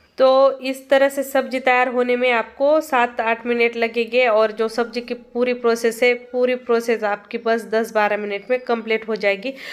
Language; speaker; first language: Hindi; non-native, local second language; Marathi